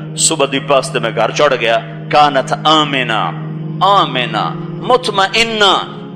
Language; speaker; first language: Urdu; non-native, local second language; Punjabi